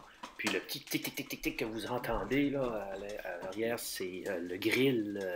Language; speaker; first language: French; native; French